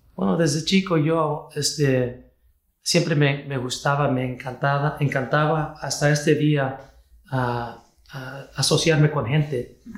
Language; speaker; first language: Spanish; early bilingual, heritage; Spanish